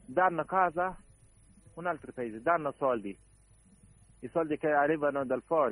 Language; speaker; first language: Italian; non-native, learner; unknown